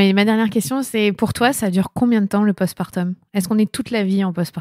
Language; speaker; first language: French; native; French